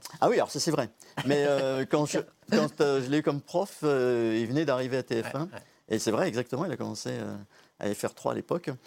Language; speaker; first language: French; native; French